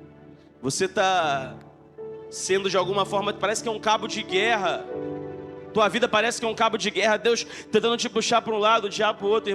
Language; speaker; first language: Portuguese; native; Portuguese